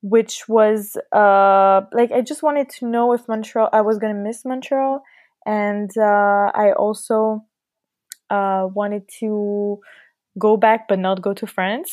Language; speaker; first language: English; non-native, fluent; French